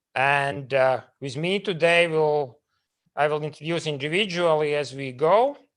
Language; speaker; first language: English; non-native, fluent; Latvian